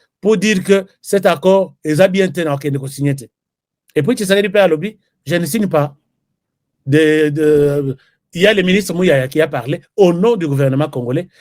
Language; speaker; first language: French; non-native, local second language; Lingala